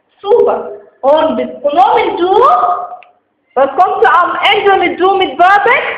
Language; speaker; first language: German; non-native, learner; Arabic